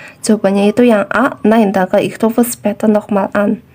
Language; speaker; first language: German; non-native, fluent; Indonesian